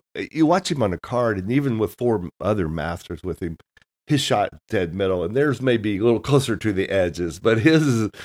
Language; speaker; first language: English; native; English